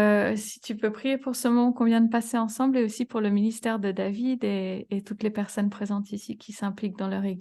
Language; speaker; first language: French; native; French